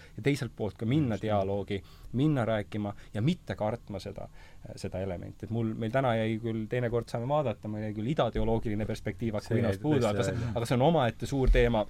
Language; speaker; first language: Estonian; non-native, fluent; French